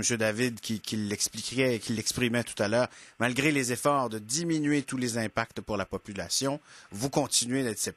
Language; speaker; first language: French; native; French